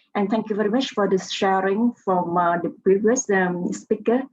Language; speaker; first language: English; non-native, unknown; Vietnamese